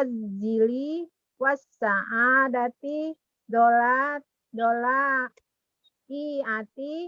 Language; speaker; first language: Arabic; non-native, learner; Indonesian